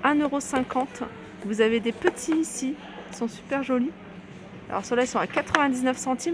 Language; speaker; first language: French; native; French